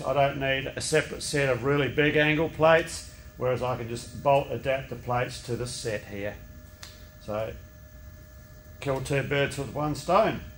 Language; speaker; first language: English; native; English